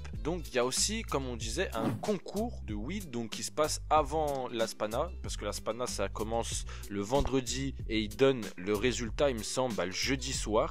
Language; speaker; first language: French; native; French